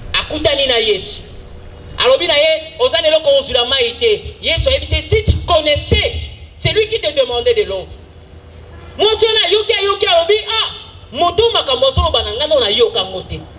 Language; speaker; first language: Lingala; native; Lingala